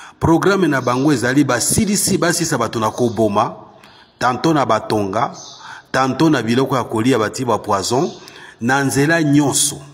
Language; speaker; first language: Lingala; non-native, local second language; Swahili